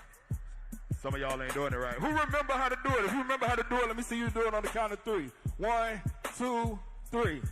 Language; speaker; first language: English; native; English